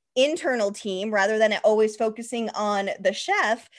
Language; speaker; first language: English; native; English